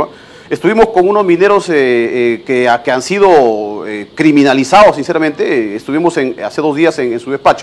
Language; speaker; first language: Spanish; native; Spanish